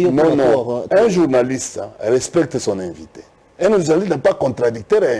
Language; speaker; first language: French; non-native, local second language; Lingala